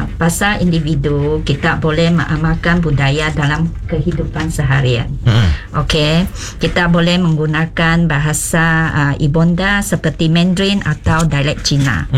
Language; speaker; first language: Malay; non-native, local second language; Chinese